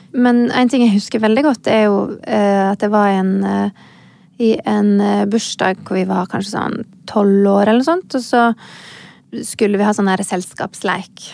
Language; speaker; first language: Norwegian; native; Norwegian